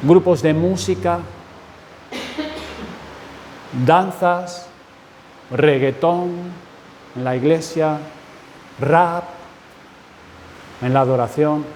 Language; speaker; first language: Spanish; native; Spanish